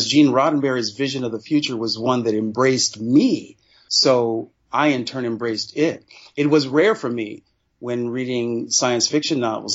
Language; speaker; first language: English; native; English